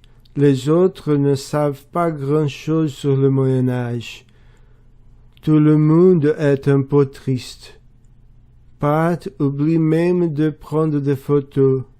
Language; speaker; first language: French; non-native, learner; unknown